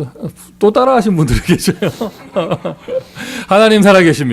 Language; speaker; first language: Korean; native; Korean